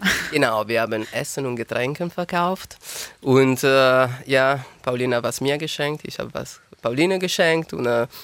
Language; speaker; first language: German; non-native, learner; Italian